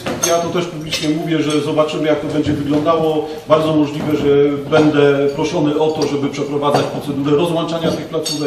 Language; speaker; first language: Polish; native; Polish